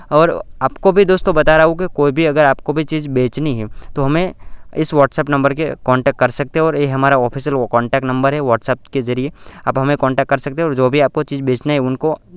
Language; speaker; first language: Hindi; non-native, local second language; Gujarati